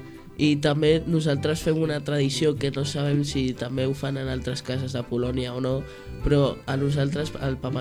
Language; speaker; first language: Catalan; early bilingual, heritage; Catalan